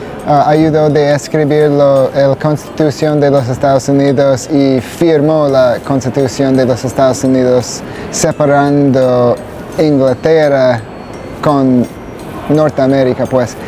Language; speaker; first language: Spanish; non-native, learner; English